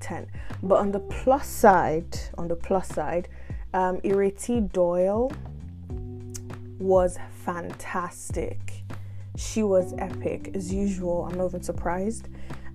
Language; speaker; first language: English; non-native, local second language; Igbo